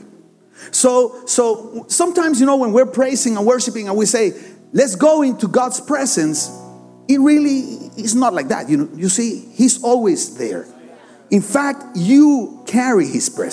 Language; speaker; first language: English; non-native, fluent; Spanish